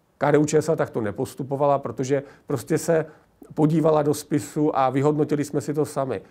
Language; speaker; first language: Czech; native; Czech